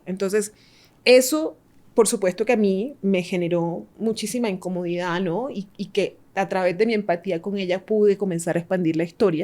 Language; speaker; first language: Spanish; native; Spanish